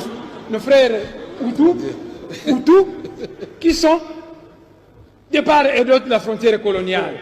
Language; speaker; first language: French; non-native, local second language; Kongo